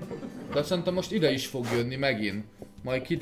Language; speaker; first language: Hungarian; native; Hungarian